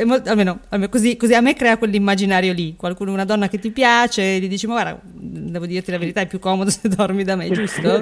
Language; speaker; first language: Italian; native; Italian